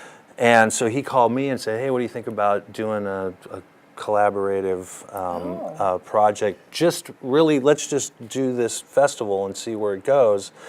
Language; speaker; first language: English; early bilingual, other home language; German